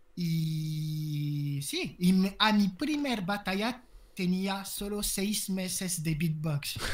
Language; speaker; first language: Spanish; non-native, learner; French